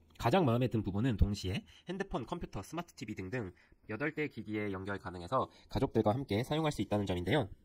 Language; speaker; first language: Korean; native; Korean